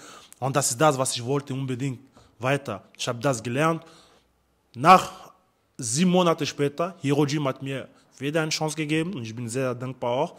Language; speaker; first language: German; non-native, learner; French